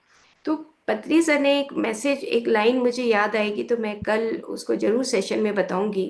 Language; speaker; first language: Hindi; native; Hindi